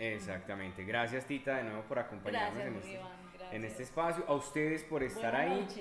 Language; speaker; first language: Spanish; native; Spanish